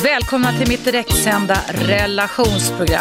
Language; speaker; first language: Swedish; native; Swedish